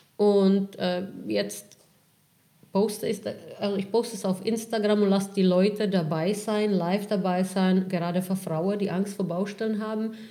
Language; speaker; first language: German; non-native, fluent; Czech